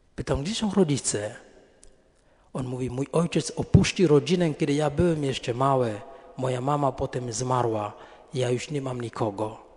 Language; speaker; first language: Polish; non-native, fluent; Indonesian